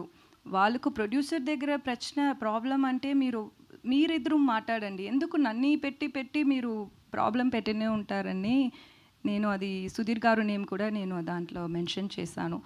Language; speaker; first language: Telugu; non-native, learner; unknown